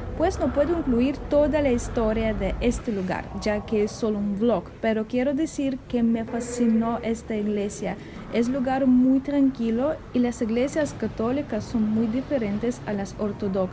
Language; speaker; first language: Spanish; non-native, fluent; Russian